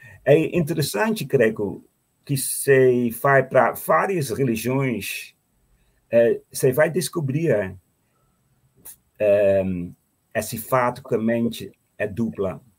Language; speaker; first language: Portuguese; non-native, fluent; Dutch